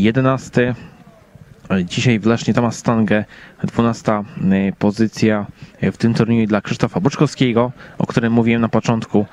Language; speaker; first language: Polish; native; Polish